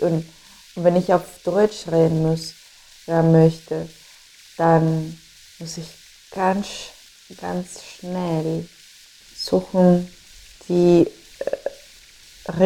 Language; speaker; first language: German; non-native, fluent; English